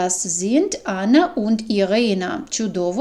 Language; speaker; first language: German; non-native, fluent; Ukrainian